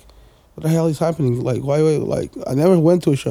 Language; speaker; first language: English; non-native, fluent; Portuguese